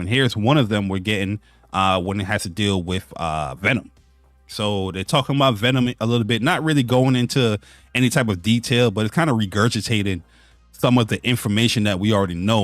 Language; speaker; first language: English; native; English